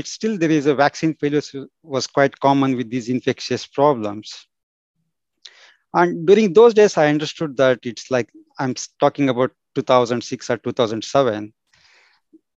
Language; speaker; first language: English; non-native, local second language; Kannada